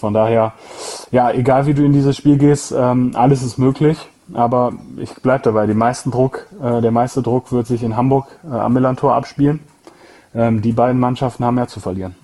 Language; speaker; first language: German; native; German